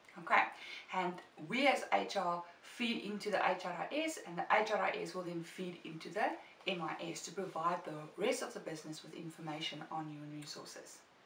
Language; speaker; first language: English; non-native, local second language; Afrikaans